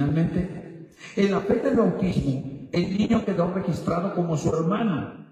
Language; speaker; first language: Spanish; native; Spanish